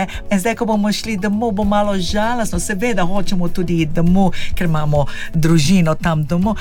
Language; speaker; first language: Slovenian; early bilingual, heritage; Slovenian